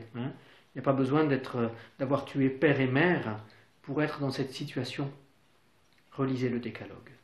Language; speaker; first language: French; native; French